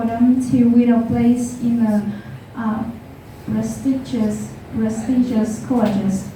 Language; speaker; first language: English; non-native, learner; Vietnamese